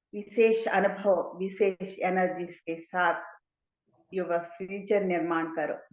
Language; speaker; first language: Hindi; non-native, local second language; Telugu